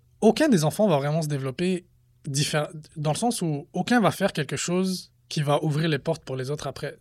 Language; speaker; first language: French; early bilingual, other home language; Arabic